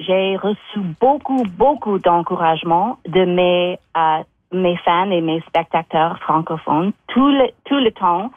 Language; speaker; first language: French; non-native, local second language; English